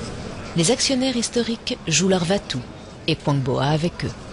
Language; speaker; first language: French; native; French